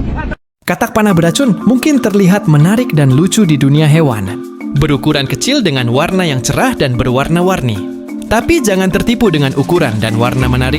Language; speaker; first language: Indonesian; native; Indonesian